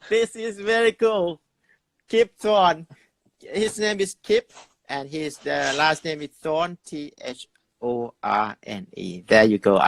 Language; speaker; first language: English; non-native, fluent; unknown